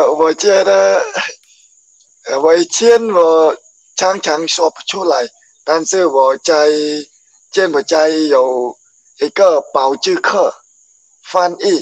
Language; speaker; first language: Chinese; non-native, learner; Khmer